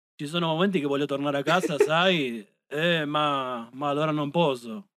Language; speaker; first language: Italian; non-native, learner; Spanish